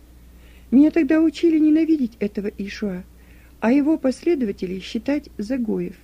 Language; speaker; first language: Russian; native; Russian